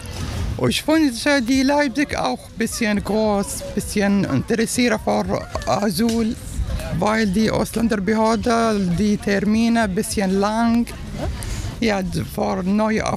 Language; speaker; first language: German; non-native, learner; Arabic